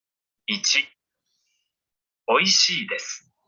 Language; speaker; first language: Japanese; non-native, learner; French